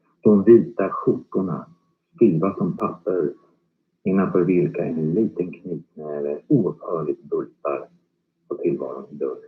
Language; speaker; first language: Swedish; native; Swedish